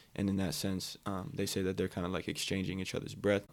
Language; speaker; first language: English; native; English